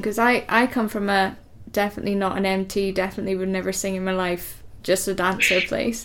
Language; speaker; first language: English; native; English